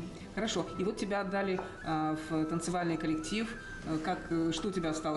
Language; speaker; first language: Russian; native; Russian